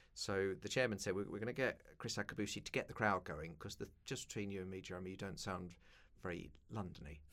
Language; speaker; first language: English; native; English